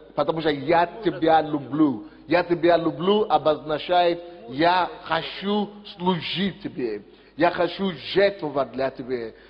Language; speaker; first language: Russian; non-native, fluent; Yoruba